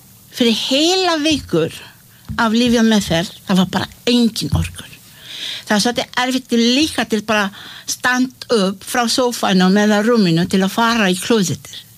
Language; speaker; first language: Icelandic; non-native, learner; Malay